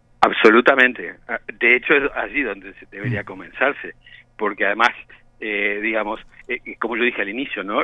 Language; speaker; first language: Spanish; native; Spanish